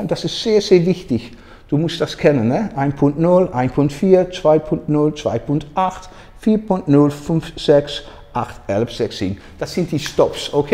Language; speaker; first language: German; non-native, learner; Dutch